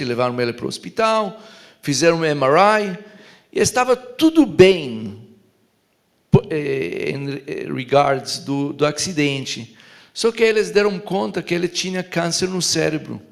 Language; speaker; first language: Portuguese; non-native, fluent; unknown